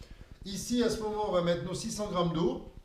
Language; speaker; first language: French; native; French